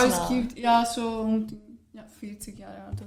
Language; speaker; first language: German; non-native, fluent; Greek